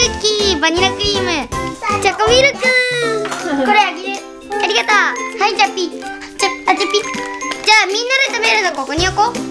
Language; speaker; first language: Japanese; native; Japanese